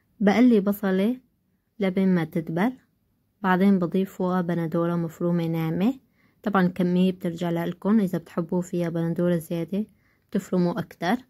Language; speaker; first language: Arabic; non-native, local second language; Kurdish